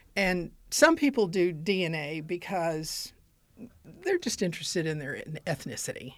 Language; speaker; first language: English; native; English